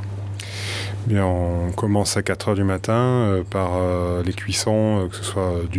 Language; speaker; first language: French; native; French